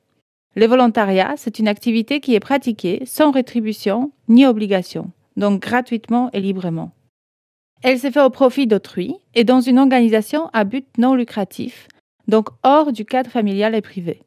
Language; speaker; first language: French; native; French